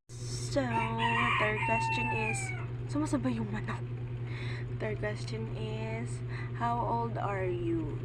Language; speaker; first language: English; non-native, learner; Filipino